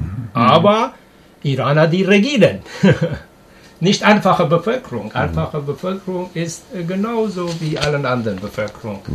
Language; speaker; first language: German; non-native, learner; Persian